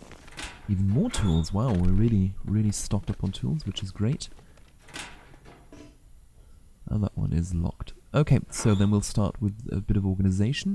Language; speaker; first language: English; native; English